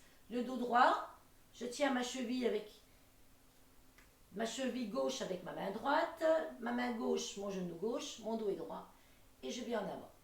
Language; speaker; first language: French; native; French